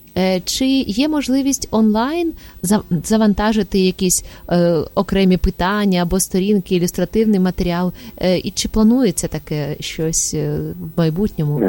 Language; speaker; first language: Ukrainian; native; Ukrainian